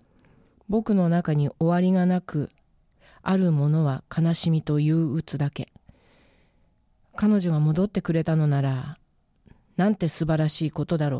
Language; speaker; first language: Japanese; native; Japanese